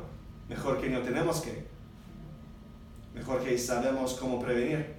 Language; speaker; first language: Spanish; non-native, learner; English